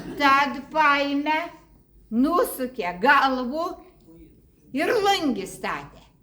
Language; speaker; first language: Lithuanian; native; Lithuanian